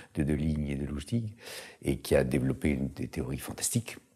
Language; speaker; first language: French; native; French